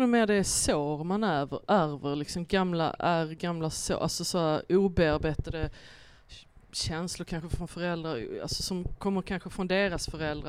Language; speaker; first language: Swedish; native; Swedish